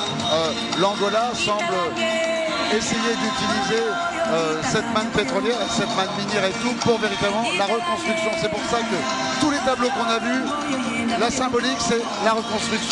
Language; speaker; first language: French; native; French